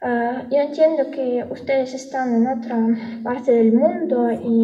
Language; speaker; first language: Spanish; non-native, fluent; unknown